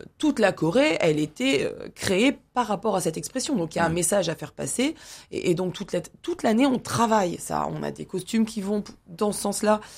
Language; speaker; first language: French; native; French